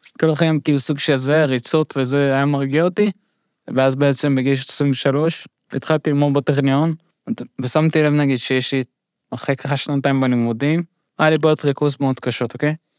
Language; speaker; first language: Hebrew; early bilingual, other home language; Russian